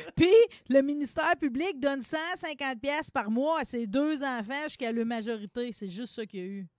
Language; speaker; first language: French; native; French